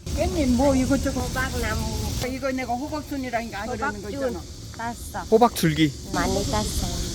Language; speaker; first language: Korean; non-native, local second language; Vietnamese